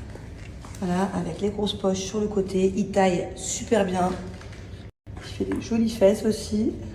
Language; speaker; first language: French; native; French